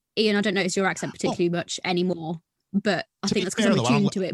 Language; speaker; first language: English; native; English